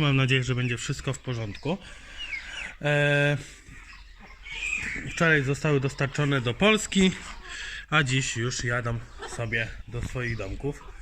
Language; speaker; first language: Polish; native; Polish